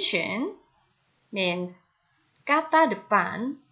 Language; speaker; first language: English; non-native, fluent; Indonesian